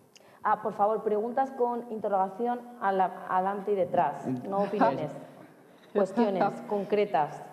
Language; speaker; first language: Spanish; native; Spanish